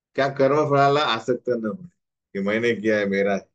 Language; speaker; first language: Hindi; non-native, local second language; Marathi